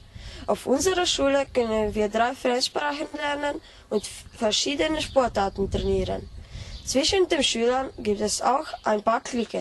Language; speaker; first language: German; non-native, learner; Slovenian